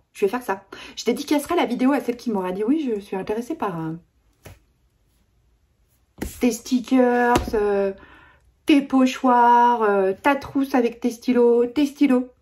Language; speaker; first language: French; native; French